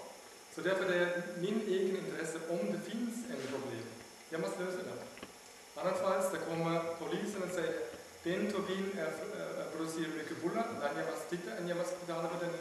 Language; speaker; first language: Swedish; non-native, learner; German